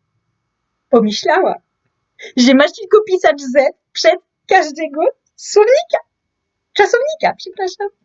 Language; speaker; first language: Polish; non-native, learner; French